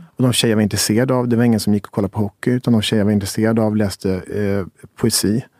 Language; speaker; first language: Swedish; native; Swedish